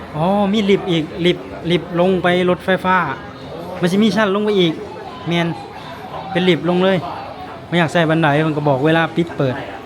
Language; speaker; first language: Thai; native; Thai